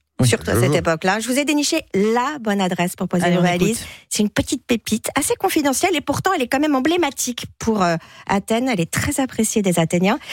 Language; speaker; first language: French; native; French